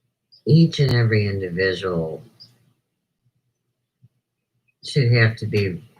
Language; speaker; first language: English; native; English